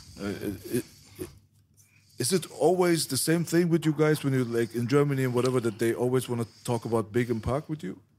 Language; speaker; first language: English; non-native, fluent; Persian